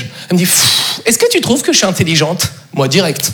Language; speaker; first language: French; native; French